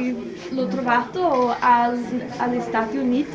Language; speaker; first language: Italian; non-native, learner; English